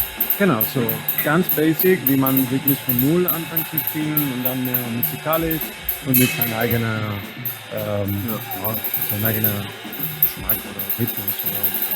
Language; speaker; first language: German; non-native, fluent; Spanish